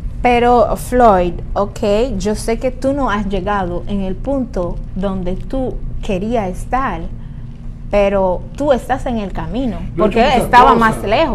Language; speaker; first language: Spanish; non-native, learner; Haitian Creole